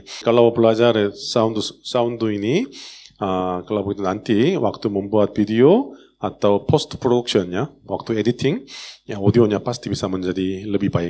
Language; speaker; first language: Indonesian; non-native, learner; Korean